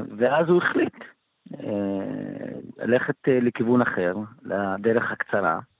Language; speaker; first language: Hebrew; non-native, local second language; Arabic